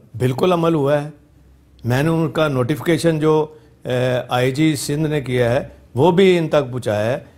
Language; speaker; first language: Urdu; non-native, local second language; Punjabi